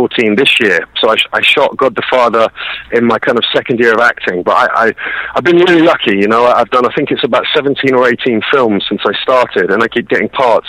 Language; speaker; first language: English; native; English